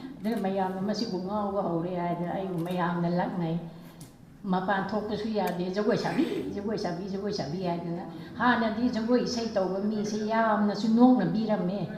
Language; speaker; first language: Manipuri; non-native, local second language; Rongmei Naga